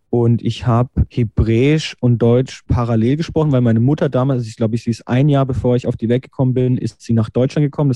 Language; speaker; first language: German; native; German